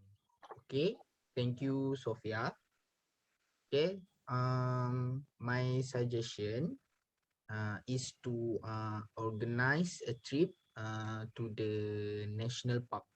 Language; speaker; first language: English; non-native, learner; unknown